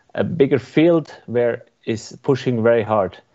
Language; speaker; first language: English; non-native, learner; Swiss German